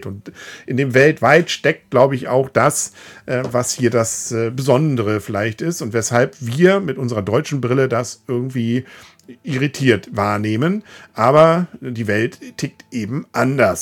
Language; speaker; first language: German; native; German